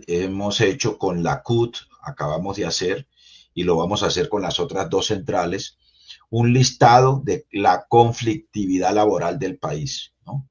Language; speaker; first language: Spanish; native; Spanish